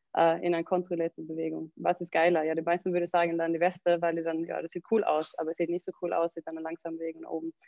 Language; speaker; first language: German; non-native, fluent; Swedish